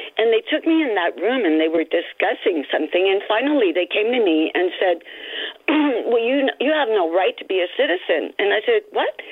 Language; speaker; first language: English; early bilingual, other home language; Cantonese